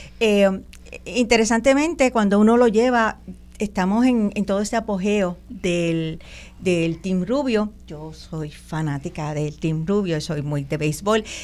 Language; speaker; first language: Spanish; native; Spanish